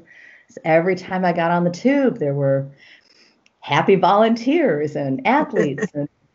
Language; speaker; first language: English; native; English